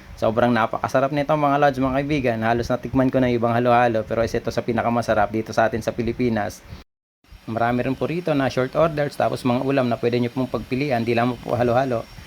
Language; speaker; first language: Filipino; non-native, local second language; Bikol